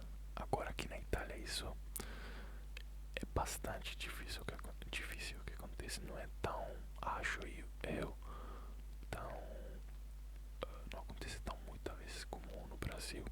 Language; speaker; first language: Portuguese; non-native, fluent; Italian